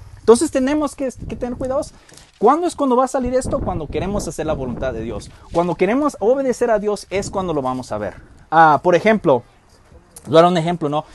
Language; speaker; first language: Spanish; early bilingual, heritage; Spanish